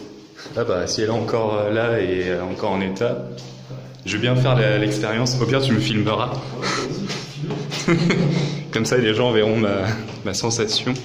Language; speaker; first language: French; native; French